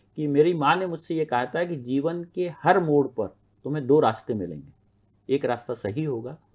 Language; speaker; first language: Hindi; native; Hindi